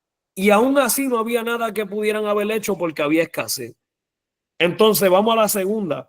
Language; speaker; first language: Spanish; native; Spanish